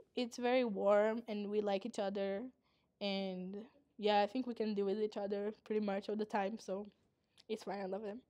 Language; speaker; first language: English; non-native, fluent; Portuguese